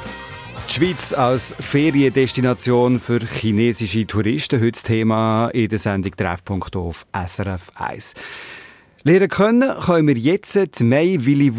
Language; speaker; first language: German; native; German